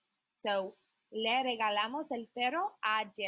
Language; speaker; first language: Spanish; non-native, learner; English